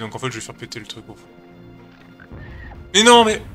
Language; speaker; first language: French; native; French